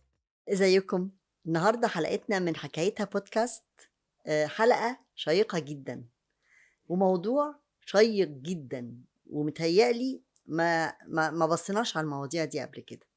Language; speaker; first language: Arabic; native; Arabic